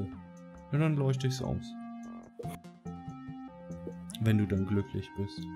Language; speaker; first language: German; native; German